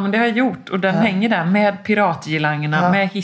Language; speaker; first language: Swedish; native; Swedish